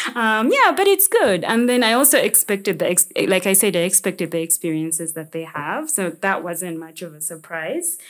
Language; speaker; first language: English; non-native, local second language; Ganda